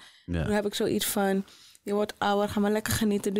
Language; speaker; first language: Dutch; native; Dutch